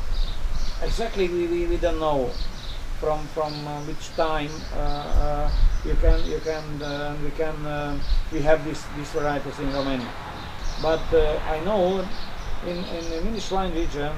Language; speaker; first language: English; non-native, learner; Romanian